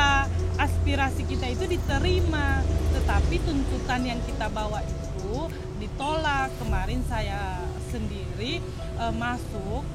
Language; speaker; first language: Indonesian; native; Indonesian